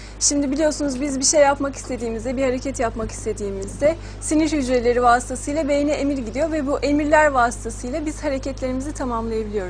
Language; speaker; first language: Turkish; native; Turkish